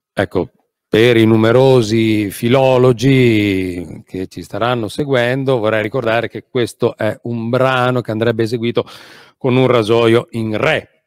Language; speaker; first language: Italian; native; Italian